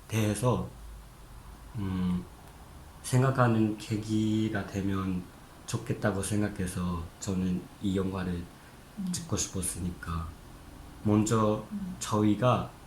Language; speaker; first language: Korean; non-native, fluent; Japanese